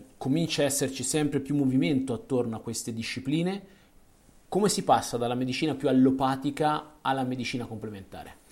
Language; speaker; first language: Italian; native; Italian